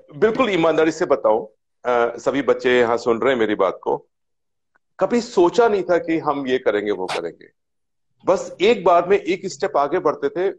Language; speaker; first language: Hindi; native; Hindi